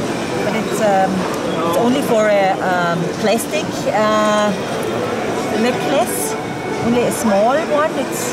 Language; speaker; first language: English; non-native, learner; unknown